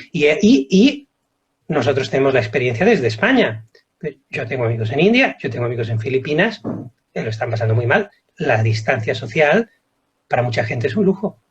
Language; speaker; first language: Spanish; native; Spanish